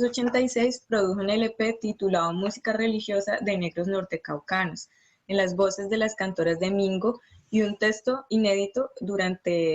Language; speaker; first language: Spanish; native; Spanish